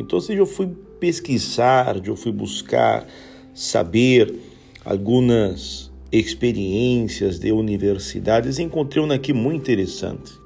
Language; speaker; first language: Portuguese; non-native, learner; Spanish